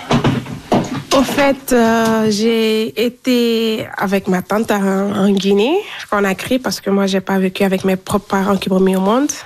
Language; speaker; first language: French; non-native, local second language; Fula